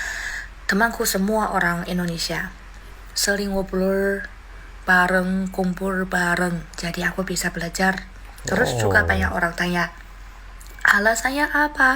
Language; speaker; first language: Indonesian; non-native, fluent; Chinese